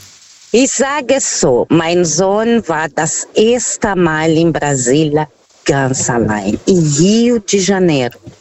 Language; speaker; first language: German; non-native, fluent; Portuguese